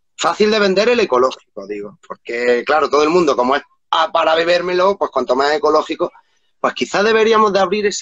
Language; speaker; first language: Spanish; native; Spanish